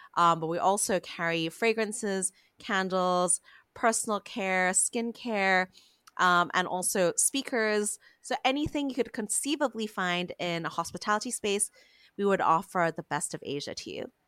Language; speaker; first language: English; non-native, local second language; Cantonese